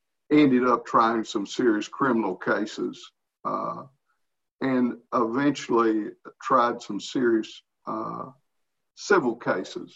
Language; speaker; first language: English; native; English